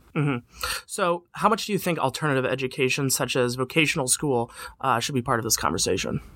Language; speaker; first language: English; native; English